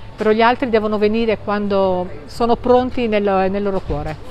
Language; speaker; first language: Italian; native; Italian